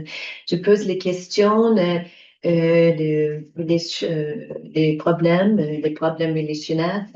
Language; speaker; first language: French; non-native, learner; English